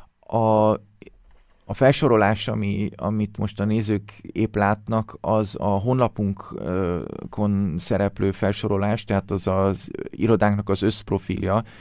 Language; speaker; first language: Hungarian; early bilingual, heritage; Hungarian